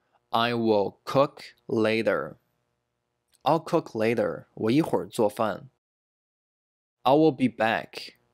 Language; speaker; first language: English; non-native, fluent; Chinese